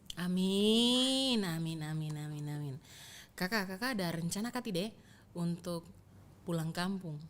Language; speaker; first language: Indonesian; native; Indonesian